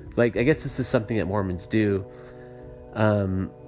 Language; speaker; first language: English; native; English